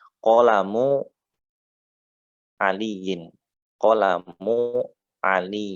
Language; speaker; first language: Arabic; non-native, fluent; Indonesian